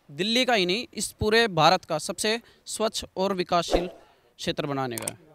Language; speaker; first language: Hindi; native; Hindi